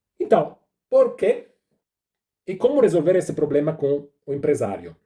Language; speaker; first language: Portuguese; non-native, fluent; Italian